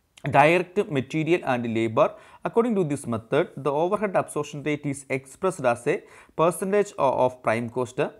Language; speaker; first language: English; non-native, local second language; Malayalam